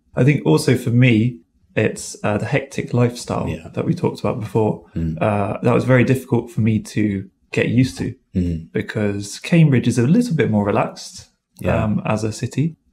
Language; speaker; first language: English; native; English